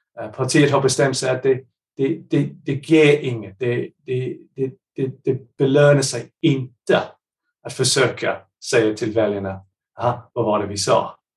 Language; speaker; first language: Swedish; non-native, fluent; English